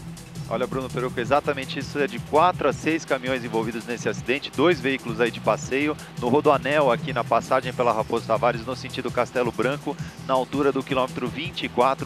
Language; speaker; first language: Portuguese; native; Portuguese